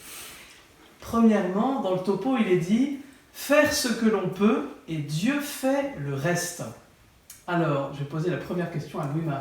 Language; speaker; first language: French; native; French